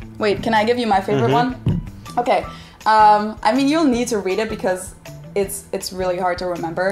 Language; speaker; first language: English; non-native, fluent; German